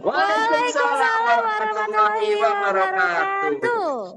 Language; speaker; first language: Indonesian; native; Indonesian